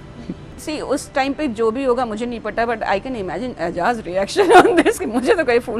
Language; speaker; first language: Hindi; native; Hindi